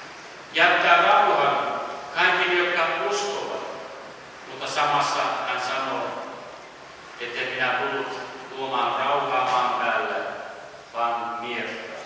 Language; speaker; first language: Finnish; early bilingual, heritage; Finnish